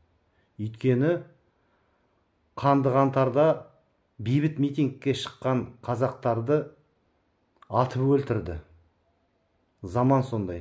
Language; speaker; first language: Kazakh; native; Kazakh